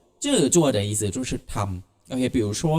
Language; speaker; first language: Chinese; non-native, fluent; Thai